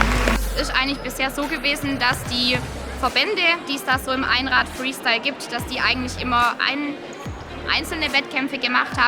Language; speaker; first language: German; native; German